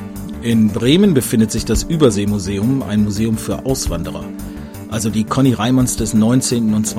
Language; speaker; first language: German; native; German